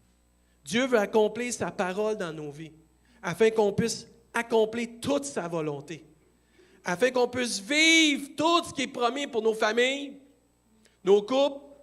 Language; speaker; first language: French; native; French